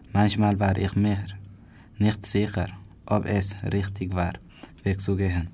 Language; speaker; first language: German; non-native, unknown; Tigrinya